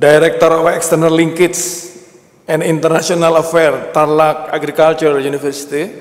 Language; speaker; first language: English; non-native, learner; Indonesian